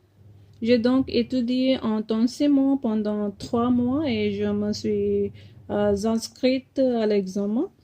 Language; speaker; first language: French; non-native, fluent; Punjabi